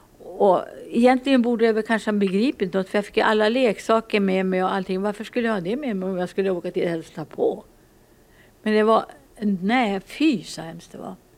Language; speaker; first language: Swedish; early bilingual, other home language; Finnish